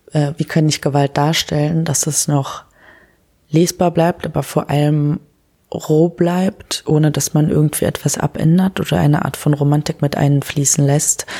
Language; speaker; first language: German; early bilingual, other home language; Kurdish